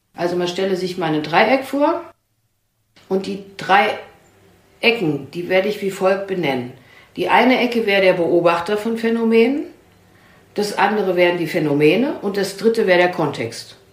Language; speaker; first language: German; native; German